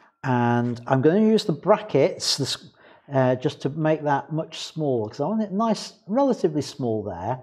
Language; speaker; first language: English; native; English